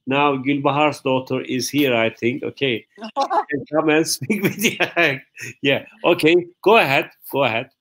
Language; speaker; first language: English; non-native, fluent; Turkish